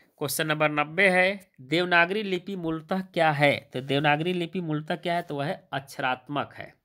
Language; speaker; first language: Hindi; native; Hindi